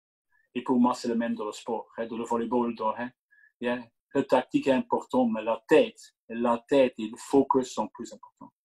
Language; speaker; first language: French; non-native, local second language; Dutch